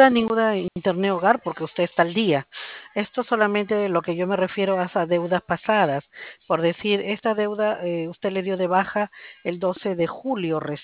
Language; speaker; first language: Spanish; native; Spanish